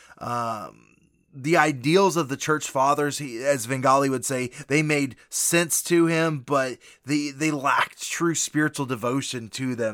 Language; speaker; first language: English; native; English